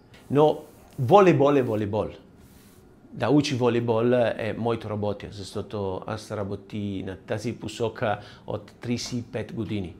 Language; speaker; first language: Bulgarian; non-native, learner; Italian